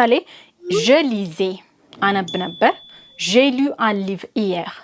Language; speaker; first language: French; non-native, fluent; Amharic